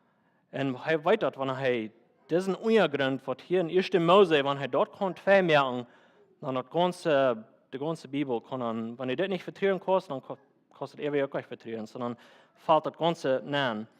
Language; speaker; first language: German; non-native, learner; Plautdietsch